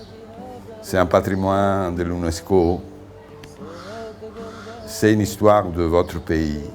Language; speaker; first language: French; non-native, fluent; Italian